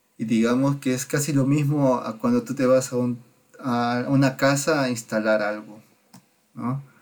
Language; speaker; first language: Spanish; native; Spanish